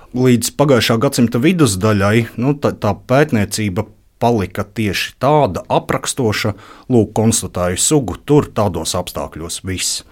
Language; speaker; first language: Latvian; native; Latvian